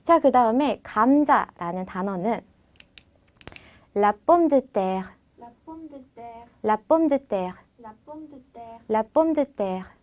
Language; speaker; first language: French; non-native, fluent; Korean